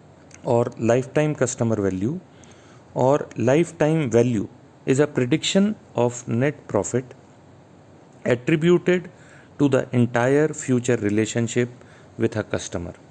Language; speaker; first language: English; non-native, local second language; Hindi